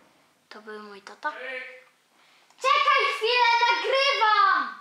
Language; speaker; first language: Polish; early bilingual, heritage; Polish